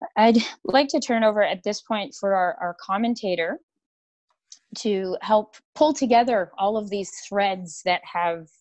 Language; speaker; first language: English; native; English